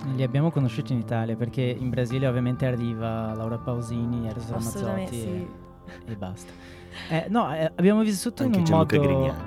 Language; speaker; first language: Italian; non-native, fluent; Portuguese